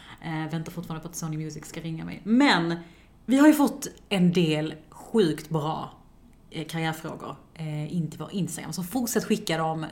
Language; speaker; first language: Swedish; early bilingual, other home language; Persian